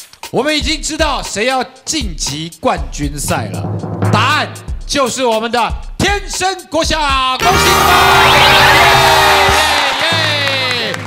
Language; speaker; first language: Chinese; native; Chinese